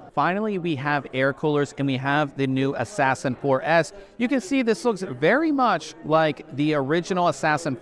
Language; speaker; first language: English; native; English